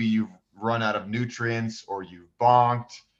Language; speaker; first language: English; native; English